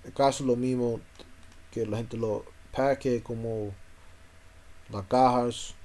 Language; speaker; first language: Spanish; non-native, learner; English